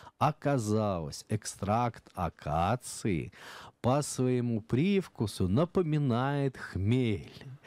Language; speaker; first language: Russian; native; Russian